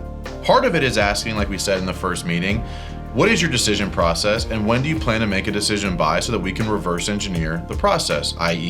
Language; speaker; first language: English; native; English